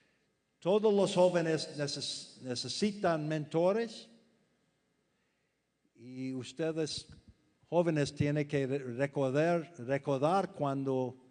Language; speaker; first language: Spanish; non-native, fluent; English